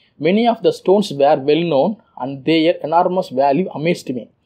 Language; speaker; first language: English; non-native, local second language; Tamil